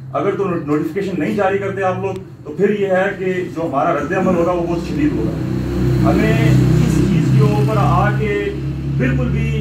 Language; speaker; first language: Urdu; non-native, local second language; Punjabi